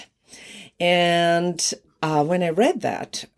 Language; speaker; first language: English; non-native, fluent; Croatian